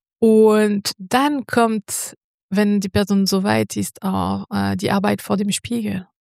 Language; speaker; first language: German; non-native, fluent; French